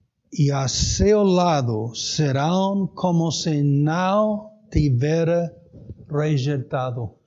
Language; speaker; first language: Portuguese; native; Portuguese